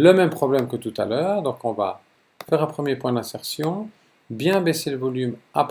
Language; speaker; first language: French; native; French